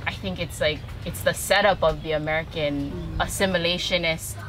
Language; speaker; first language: English; native; English